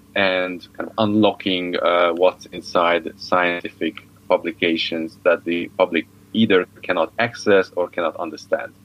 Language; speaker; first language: English; non-native, fluent; Hungarian